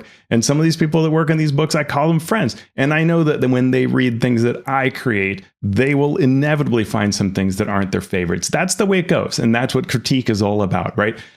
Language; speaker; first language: English; native; English